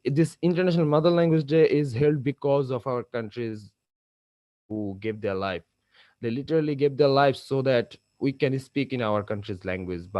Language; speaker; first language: English; non-native, local second language; Bangla